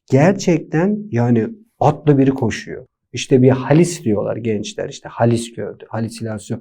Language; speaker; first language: Turkish; native; Turkish